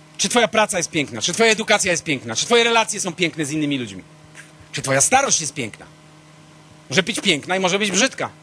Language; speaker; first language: Polish; native; Polish